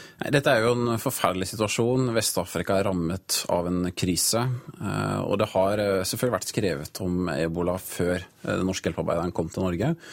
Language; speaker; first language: Norwegian; native; Norwegian